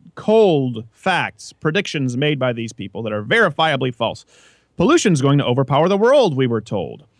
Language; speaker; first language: English; native; English